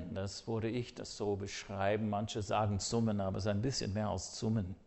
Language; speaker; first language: German; non-native, fluent; English